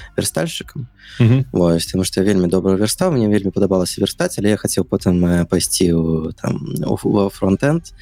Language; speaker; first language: Belarusian; non-native, local second language; Russian